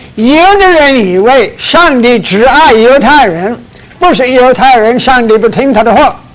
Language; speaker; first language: Chinese; early bilingual, heritage; Chinese